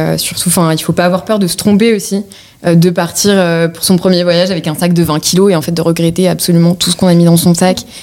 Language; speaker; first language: French; native; French